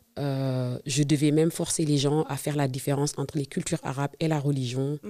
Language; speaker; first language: French; non-native, local second language; Serer